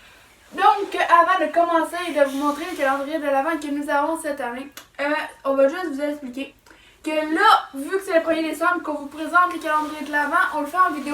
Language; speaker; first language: French; native; French